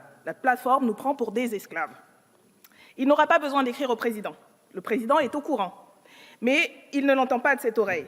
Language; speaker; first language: French; native; French